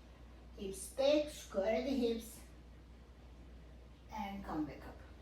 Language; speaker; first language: English; non-native, fluent; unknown